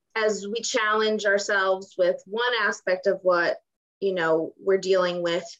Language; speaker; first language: English; non-native, fluent; Ukrainian